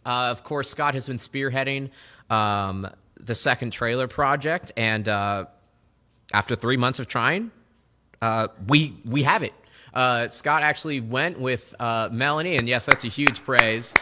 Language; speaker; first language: English; native; English